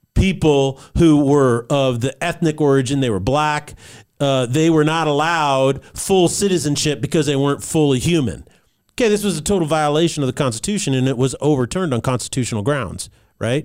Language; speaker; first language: English; native; English